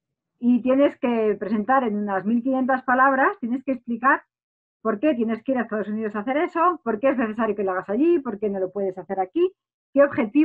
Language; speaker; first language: Spanish; native; Spanish